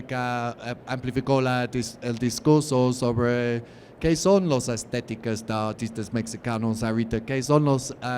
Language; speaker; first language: Spanish; non-native, learner; English